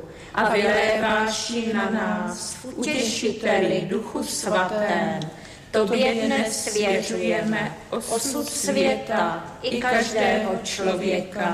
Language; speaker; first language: Czech; native; Czech